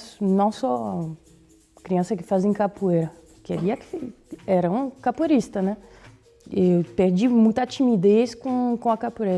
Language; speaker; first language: Portuguese; non-native, fluent; French